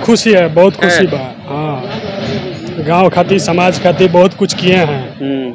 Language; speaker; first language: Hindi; non-native, local second language; Bhojpuri